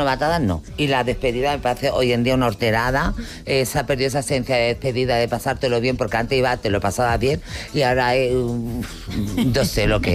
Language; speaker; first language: Spanish; native; Spanish